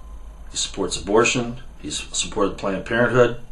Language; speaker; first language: English; native; English